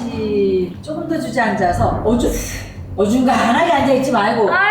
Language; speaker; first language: Korean; native; Korean